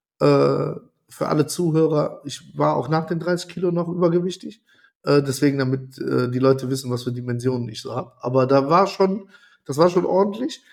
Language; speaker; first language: German; early bilingual, other home language; Italian